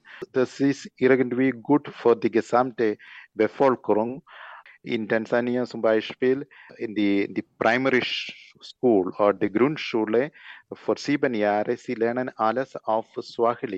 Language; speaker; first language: German; non-native, learner; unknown